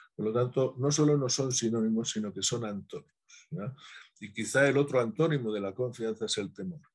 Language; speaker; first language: Spanish; native; Spanish